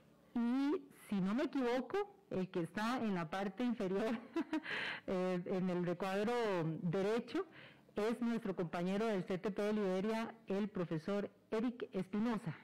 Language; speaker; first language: Spanish; native; Spanish